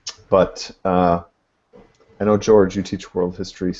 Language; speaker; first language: English; native; English